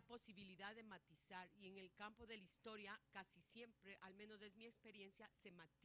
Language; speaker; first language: Spanish; native; Spanish